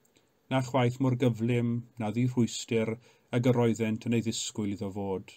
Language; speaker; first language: Welsh; native; Welsh